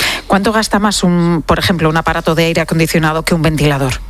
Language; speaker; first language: Spanish; native; Spanish